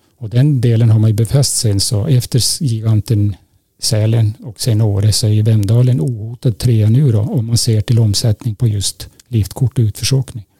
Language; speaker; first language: Swedish; native; Swedish